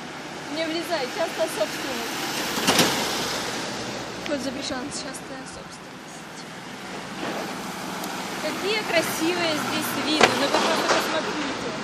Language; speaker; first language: Russian; native; Russian